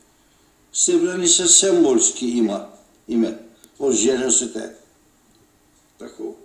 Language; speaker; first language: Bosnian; early bilingual, heritage; Turkish